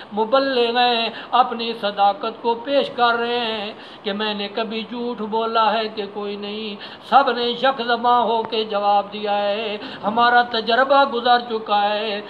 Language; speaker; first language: Urdu; non-native, local second language; Punjabi